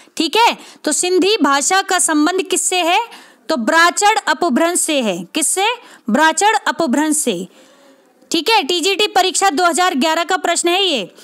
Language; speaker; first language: Hindi; native; Hindi